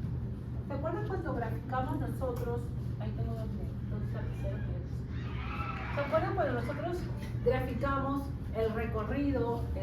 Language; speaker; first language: Spanish; native; Spanish